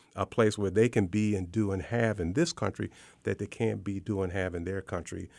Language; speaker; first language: English; native; English